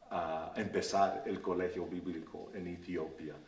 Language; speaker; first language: Spanish; early bilingual, other home language; English